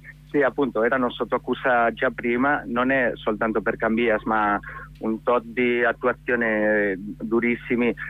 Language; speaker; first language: Italian; non-native, fluent; Catalan